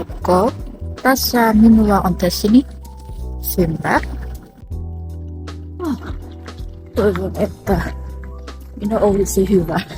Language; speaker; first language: Finnish; non-native, learner; Vietnamese